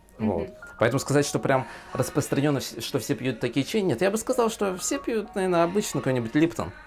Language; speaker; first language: Russian; native; Russian